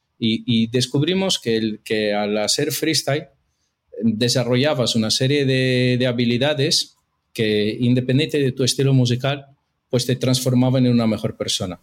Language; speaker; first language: Spanish; non-native, fluent; Portuguese